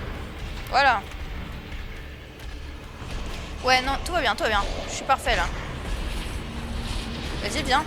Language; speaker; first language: French; native; French